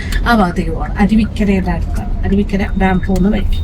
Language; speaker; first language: Malayalam; native; Malayalam